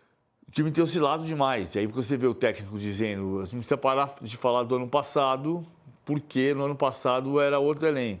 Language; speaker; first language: Portuguese; native; Portuguese